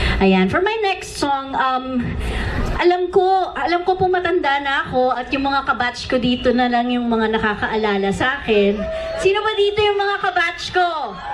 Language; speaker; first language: Filipino; native; Filipino